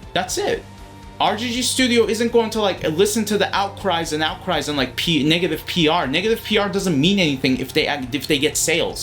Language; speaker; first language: English; native; English